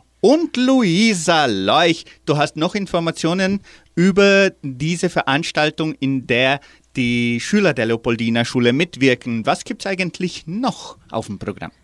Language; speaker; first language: German; early bilingual, heritage; German